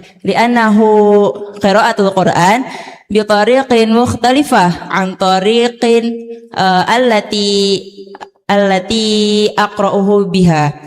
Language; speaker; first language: Arabic; non-native, learner; Indonesian